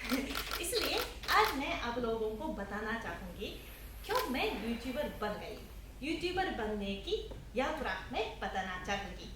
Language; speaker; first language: Hindi; non-native, fluent; Japanese